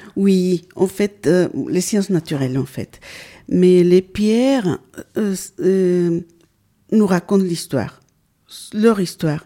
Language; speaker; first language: French; non-native, fluent; Spanish